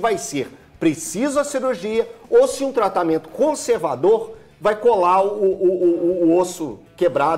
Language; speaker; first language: Portuguese; native; Portuguese